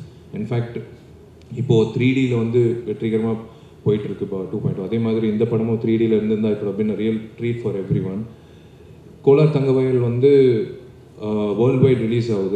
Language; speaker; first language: Tamil; native; Tamil